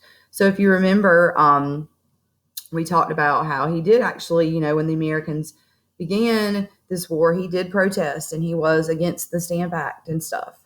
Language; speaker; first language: English; native; English